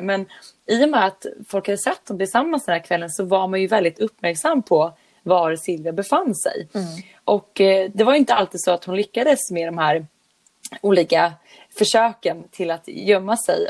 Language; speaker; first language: Swedish; native; Swedish